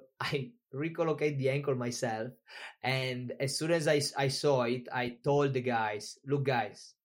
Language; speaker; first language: English; non-native, fluent; Italian